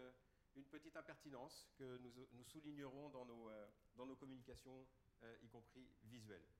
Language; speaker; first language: French; native; French